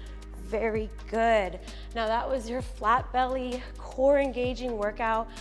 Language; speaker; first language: English; native; English